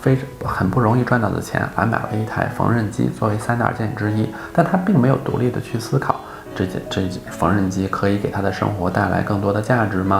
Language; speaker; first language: Chinese; native; Chinese